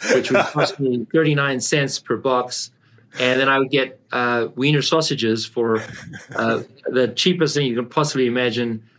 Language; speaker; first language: English; native; English